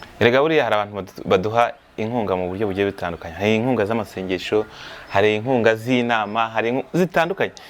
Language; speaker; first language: Kinyarwanda; native; Kinyarwanda